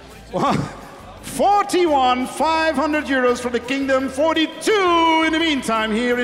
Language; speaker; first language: English; non-native, fluent; Dutch